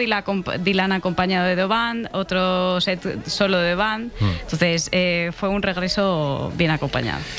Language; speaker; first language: Spanish; native; Spanish